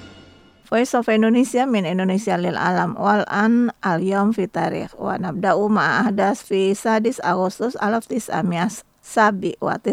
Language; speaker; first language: Arabic; non-native, fluent; Indonesian